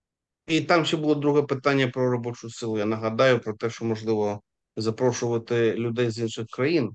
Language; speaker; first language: Ukrainian; native; Ukrainian